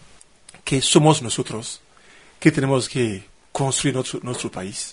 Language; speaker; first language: Spanish; non-native, fluent; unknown